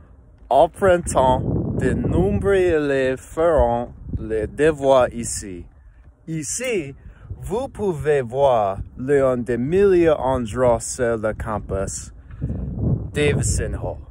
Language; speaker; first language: French; non-native, learner; English